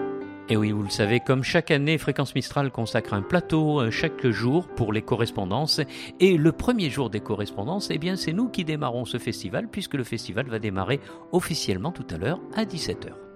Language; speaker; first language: French; native; French